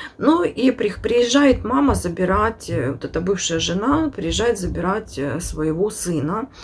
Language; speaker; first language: Russian; native; Russian